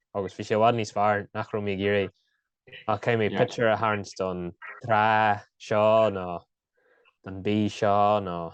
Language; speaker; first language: Irish; native; Irish